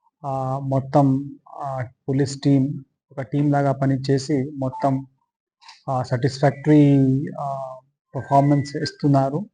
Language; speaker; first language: Telugu; non-native, fluent; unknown